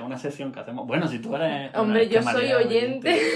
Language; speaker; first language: Spanish; native; Spanish